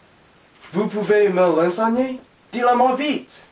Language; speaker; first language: French; non-native, learner; English